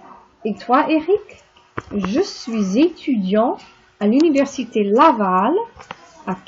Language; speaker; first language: French; non-native, fluent; English